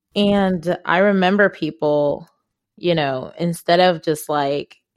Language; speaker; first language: English; non-native, local second language; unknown